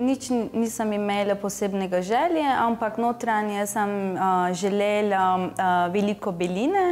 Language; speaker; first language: Slovenian; non-native, fluent; Turkish